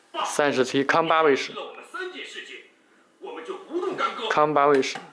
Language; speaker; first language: Chinese; native; Chinese